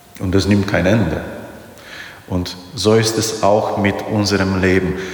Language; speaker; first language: German; non-native, fluent; Polish